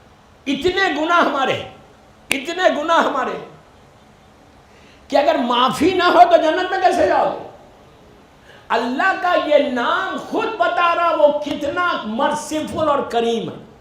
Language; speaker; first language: Urdu; native; Urdu